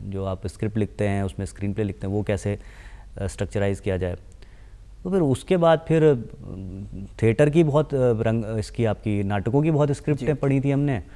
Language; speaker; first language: Hindi; native; Hindi